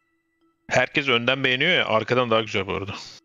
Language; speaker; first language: Turkish; native; Turkish